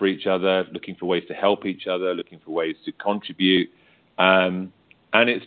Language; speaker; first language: English; native; English